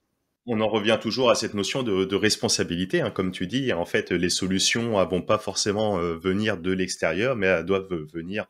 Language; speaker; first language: French; native; French